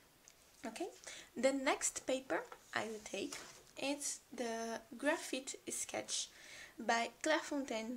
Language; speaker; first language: English; non-native, fluent; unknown